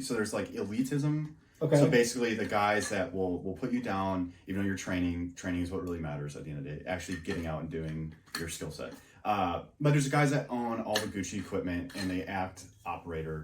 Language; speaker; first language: English; native; English